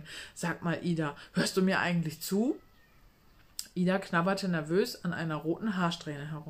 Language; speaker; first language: German; native; German